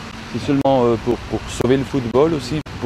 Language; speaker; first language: French; non-native, fluent; Slovenian